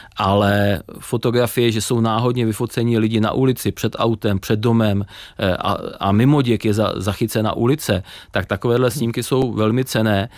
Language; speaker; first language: Czech; native; Czech